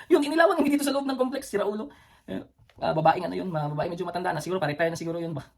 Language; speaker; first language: Filipino; non-native, local second language; Cebuano